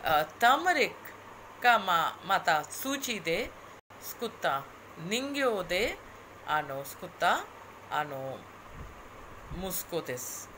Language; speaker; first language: Japanese; non-native, fluent; Hindi